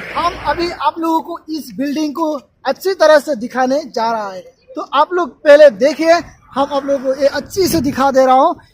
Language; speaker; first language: Hindi; non-native, local second language; Assamese